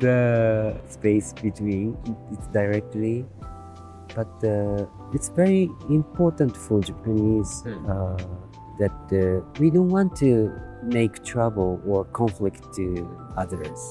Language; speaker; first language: English; non-native, learner; Japanese